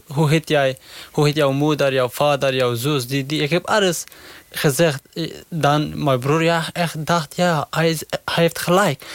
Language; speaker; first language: Dutch; non-native, learner; Persian